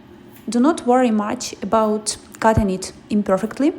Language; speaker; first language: English; non-native, fluent; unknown